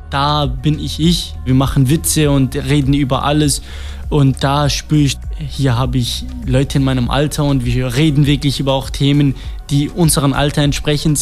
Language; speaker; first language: German; non-native, fluent; Kurdish